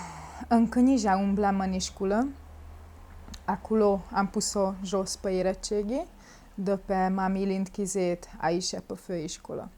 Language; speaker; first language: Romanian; early bilingual, heritage; Romanian